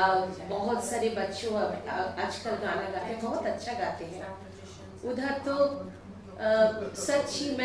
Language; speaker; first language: Hindi; non-native, local second language; Bangla